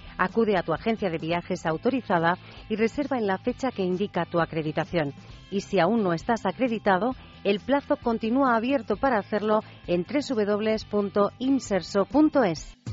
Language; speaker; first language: Spanish; native; Spanish